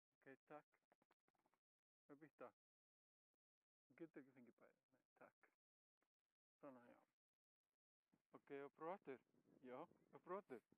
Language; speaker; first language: Icelandic; non-native, learner; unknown